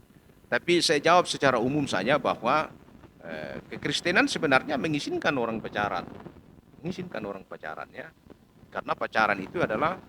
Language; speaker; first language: Indonesian; native; Indonesian